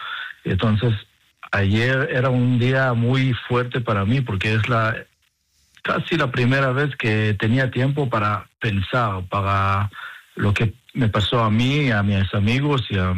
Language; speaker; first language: Spanish; non-native, fluent; Hebrew